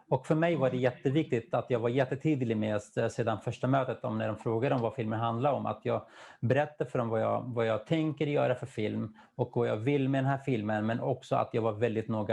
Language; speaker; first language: Swedish; non-native, fluent; Kurdish